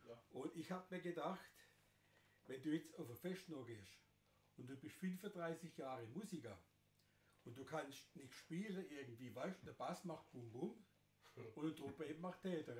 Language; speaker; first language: German; native; German